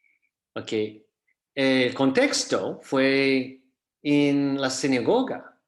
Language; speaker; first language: Spanish; non-native, fluent; English